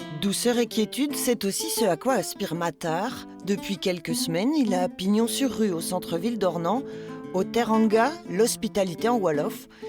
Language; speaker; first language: French; native; French